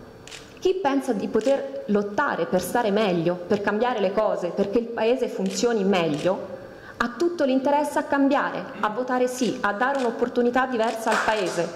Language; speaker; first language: Italian; native; Italian